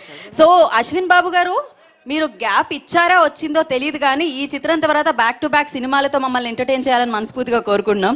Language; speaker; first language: Telugu; native; Telugu